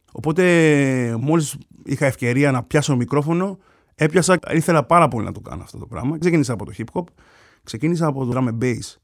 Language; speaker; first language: Greek; early bilingual, other home language; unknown